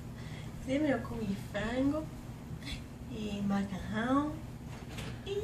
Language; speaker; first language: Portuguese; non-native, learner; English